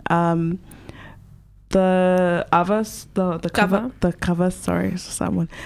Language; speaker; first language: English; native; English